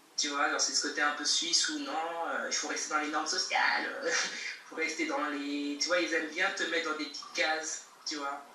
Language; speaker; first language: French; native; French